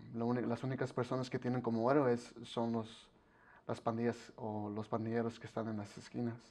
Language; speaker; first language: Spanish; early bilingual, heritage; Spanish